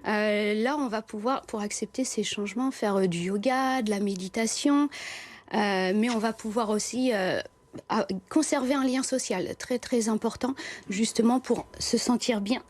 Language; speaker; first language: French; native; French